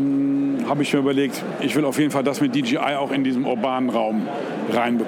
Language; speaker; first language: German; native; German